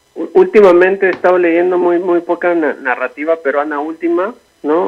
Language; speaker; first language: Spanish; native; Spanish